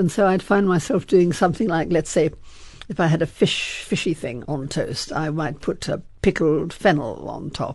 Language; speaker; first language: English; native; English